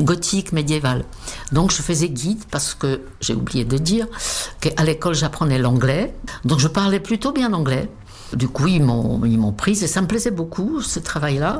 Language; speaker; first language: French; non-native, fluent; Czech